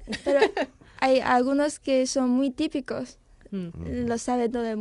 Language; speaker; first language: Spanish; non-native, fluent; Chinese